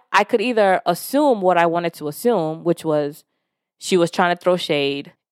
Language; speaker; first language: English; early bilingual, other home language; Yoruba